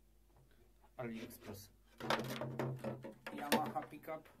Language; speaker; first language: English; non-native, learner; Polish